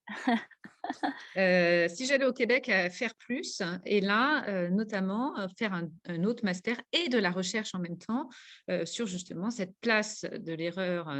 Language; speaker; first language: French; native; French